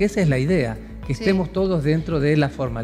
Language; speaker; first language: Spanish; native; Spanish